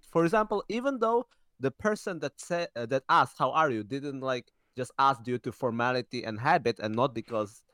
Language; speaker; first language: English; early bilingual, heritage; Czech